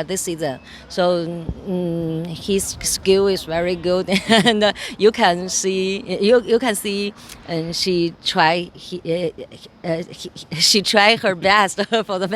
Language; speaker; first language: English; non-native, learner; Chinese